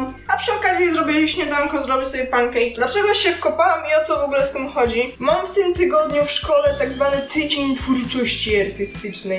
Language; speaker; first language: Polish; native; Polish